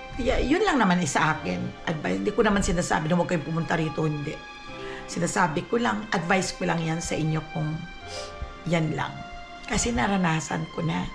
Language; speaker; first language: Filipino; non-native, local second language; Cebuano